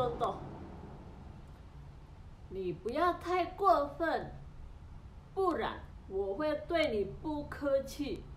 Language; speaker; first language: Chinese; non-native, fluent; Indonesian